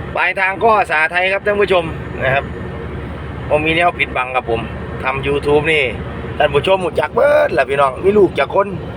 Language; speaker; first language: Thai; non-native, local second language; Northeastern Thai